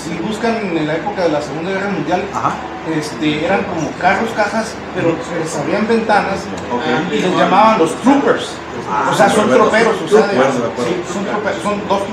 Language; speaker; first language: Spanish; native; Spanish